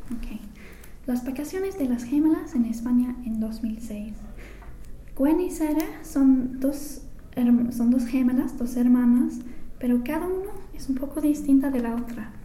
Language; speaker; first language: Spanish; non-native, fluent; English